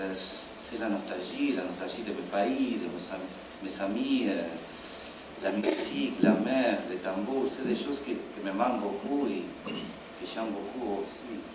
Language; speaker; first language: French; non-native, learner; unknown